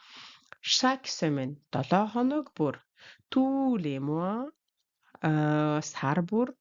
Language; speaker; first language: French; non-native, fluent; Mongolian